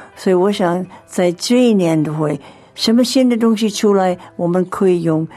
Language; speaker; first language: Chinese; non-native, fluent; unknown